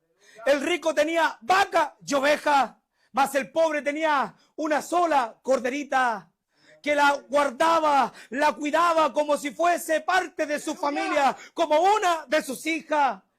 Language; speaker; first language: Spanish; native; Spanish